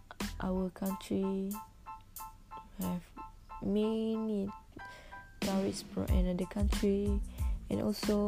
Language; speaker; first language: English; non-native, local second language; Malay